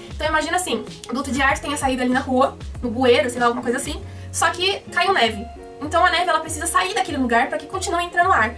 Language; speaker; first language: Portuguese; native; Portuguese